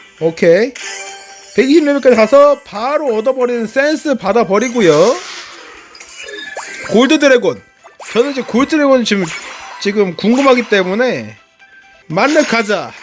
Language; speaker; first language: Korean; native; Korean